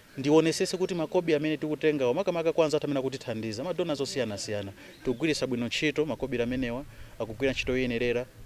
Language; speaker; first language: Nyanja; non-native, local second language; Tumbuka